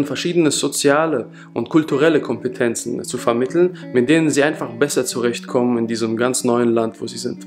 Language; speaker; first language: German; non-native, fluent; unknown